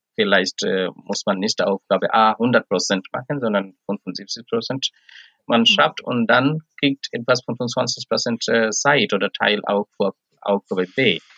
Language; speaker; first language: German; non-native, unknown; Bangla